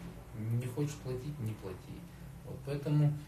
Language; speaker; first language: Russian; native; Russian